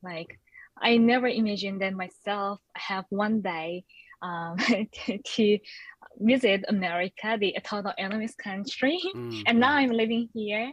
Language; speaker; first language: English; non-native, fluent; Korean